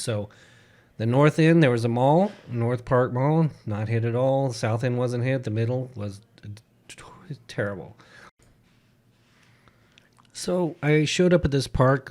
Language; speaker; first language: English; native; English